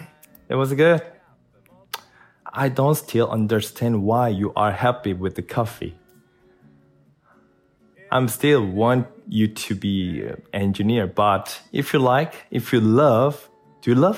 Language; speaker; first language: English; non-native, learner; Korean